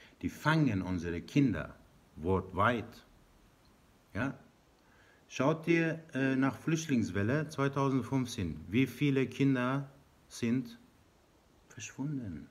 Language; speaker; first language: German; non-native, learner; Persian